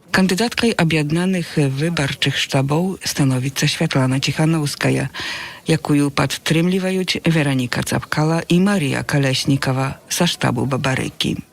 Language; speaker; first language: Belarusian; native; Belarusian